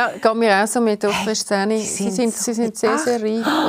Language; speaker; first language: German; native; German